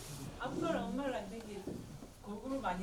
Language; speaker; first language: Korean; native; Korean